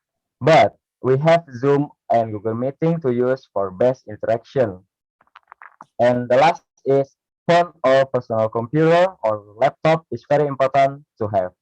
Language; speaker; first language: English; non-native, learner; Indonesian